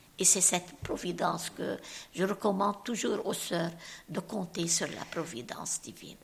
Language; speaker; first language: French; non-native, local second language; Arabic